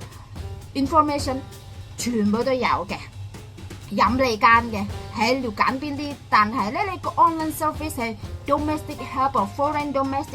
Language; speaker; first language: Cantonese; non-native, fluent; Indonesian